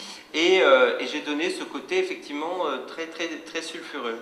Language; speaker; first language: French; native; French